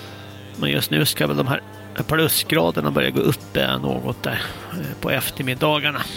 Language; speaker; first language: Swedish; native; Swedish